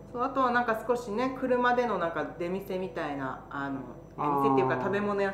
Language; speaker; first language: Japanese; native; Japanese